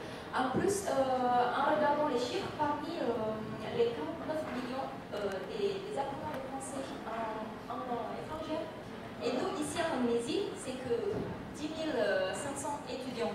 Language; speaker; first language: French; non-native, fluent; Indonesian